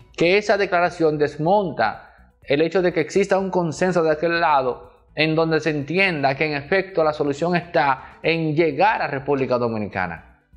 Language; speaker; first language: Spanish; native; Spanish